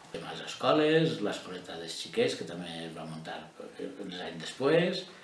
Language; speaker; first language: Catalan; native; Catalan